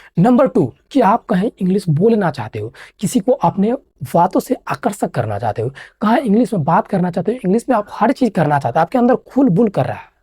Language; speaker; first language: Hindi; native; Hindi